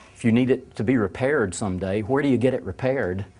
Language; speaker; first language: English; native; English